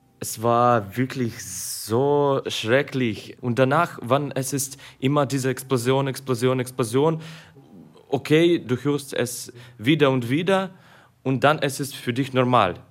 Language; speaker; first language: German; non-native, learner; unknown